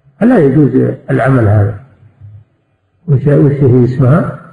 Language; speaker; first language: Arabic; native; Arabic